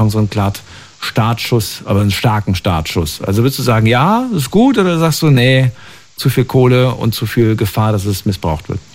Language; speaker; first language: German; native; German